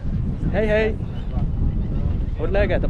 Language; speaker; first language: Swedish; non-native, learner; Somali